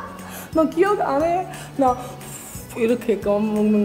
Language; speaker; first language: Korean; non-native, learner; English